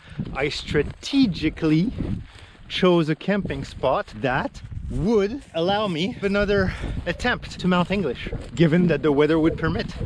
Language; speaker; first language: English; non-native, local second language; French